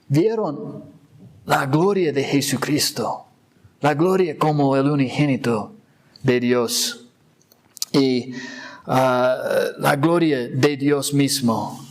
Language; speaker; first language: Spanish; non-native, fluent; English